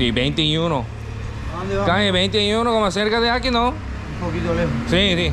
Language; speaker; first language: Spanish; non-native, learner; Korean